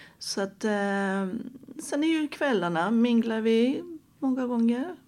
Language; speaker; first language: Swedish; non-native, fluent; Persian